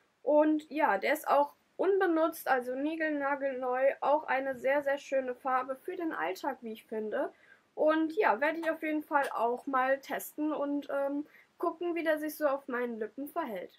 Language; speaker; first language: German; native; German